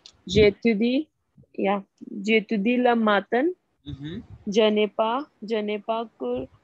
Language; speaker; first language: French; non-native, learner; Punjabi